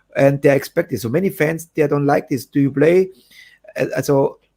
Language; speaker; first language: English; non-native, fluent; German